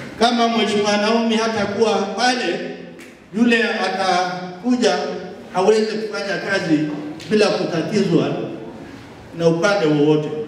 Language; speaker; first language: Swahili; non-native, local second language; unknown